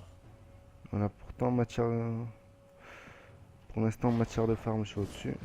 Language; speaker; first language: French; native; French